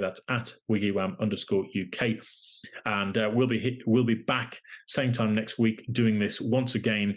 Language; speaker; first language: English; native; English